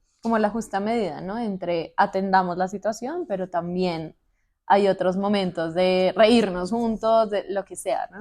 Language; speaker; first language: Spanish; native; Spanish